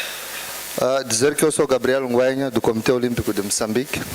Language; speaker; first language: Portuguese; native; Portuguese